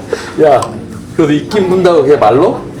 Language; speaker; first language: Korean; native; Korean